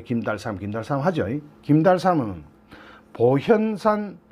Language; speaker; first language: Korean; native; Korean